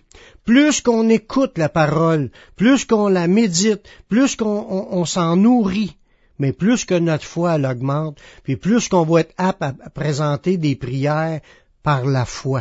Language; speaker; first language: French; native; French